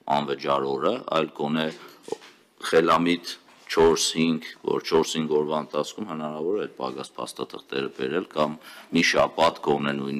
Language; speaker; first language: Armenian; native; Armenian